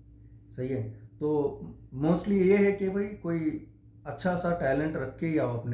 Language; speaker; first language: Hindi; native; Hindi